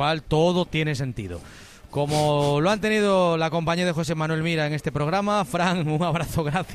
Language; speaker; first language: Spanish; native; Spanish